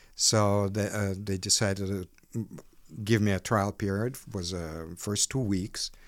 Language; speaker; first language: English; non-native, fluent; Ukrainian